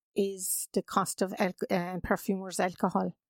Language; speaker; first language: English; native; English